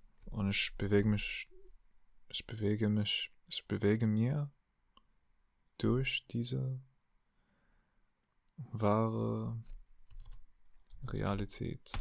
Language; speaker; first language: German; non-native, learner; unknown